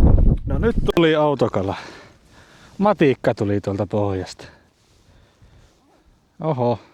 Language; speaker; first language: Finnish; native; Finnish